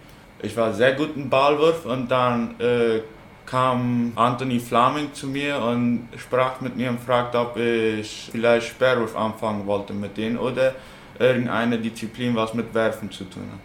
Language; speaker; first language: German; non-native, local second language; Plautdietsch